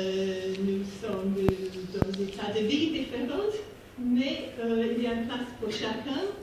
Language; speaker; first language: French; non-native, fluent; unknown